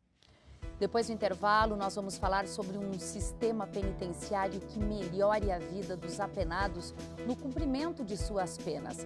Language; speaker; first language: Portuguese; native; Portuguese